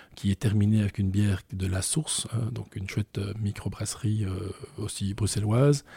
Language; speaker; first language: French; native; French